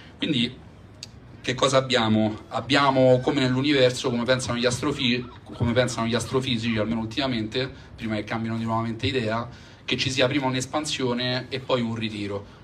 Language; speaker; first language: Italian; native; Italian